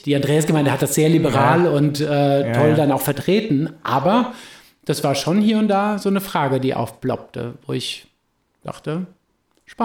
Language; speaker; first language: German; native; German